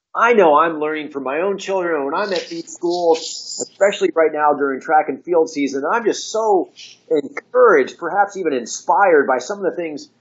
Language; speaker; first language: English; native; English